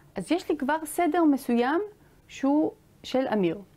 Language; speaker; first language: Hebrew; native; Hebrew